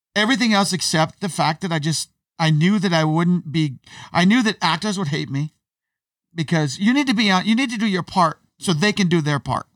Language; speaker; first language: English; native; English